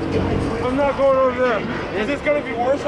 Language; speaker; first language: English; native; English